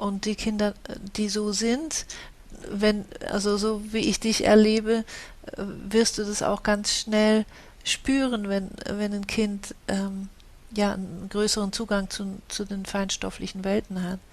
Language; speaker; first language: German; native; German